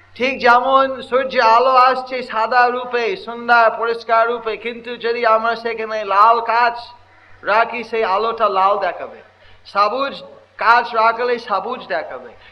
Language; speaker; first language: Bangla; non-native, fluent; English